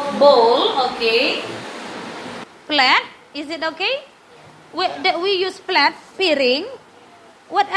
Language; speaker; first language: English; non-native, learner; Indonesian